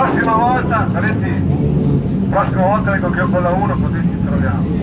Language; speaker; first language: Italian; native; Italian